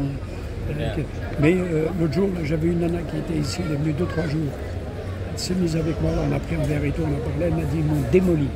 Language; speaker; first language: French; native; French